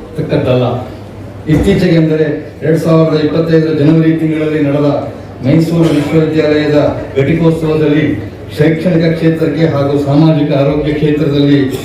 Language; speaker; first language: Kannada; native; Kannada